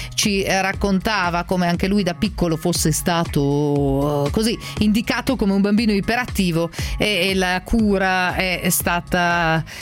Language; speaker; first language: Italian; native; Italian